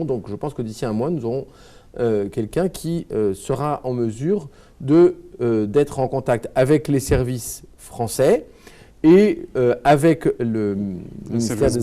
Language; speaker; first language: French; native; French